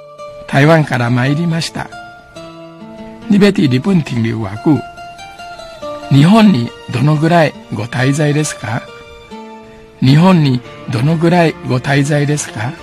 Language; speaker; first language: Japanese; non-native, fluent; Min Nan Chinese